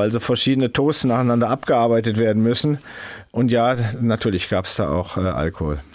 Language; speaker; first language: German; native; German